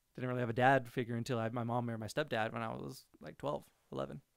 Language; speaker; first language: English; native; English